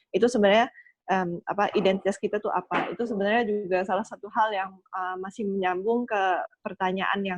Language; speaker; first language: Indonesian; early bilingual, other home language; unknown